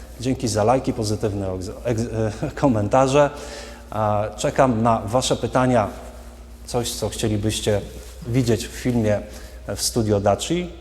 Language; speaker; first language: Polish; native; Polish